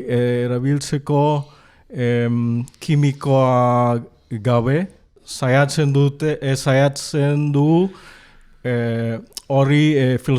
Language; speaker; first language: Basque; non-native, learner; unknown